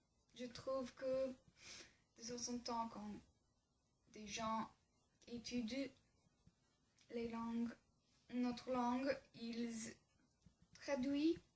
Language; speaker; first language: French; non-native, learner; English